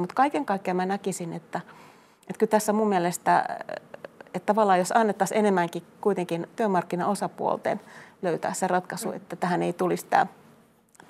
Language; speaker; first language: Finnish; native; Finnish